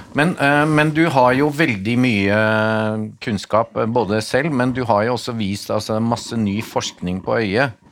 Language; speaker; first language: Norwegian; native; Norwegian